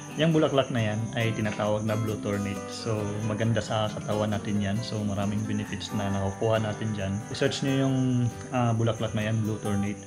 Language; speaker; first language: Filipino; non-native, local second language; Cebuano